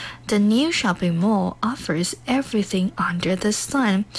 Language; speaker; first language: English; non-native, fluent; Chinese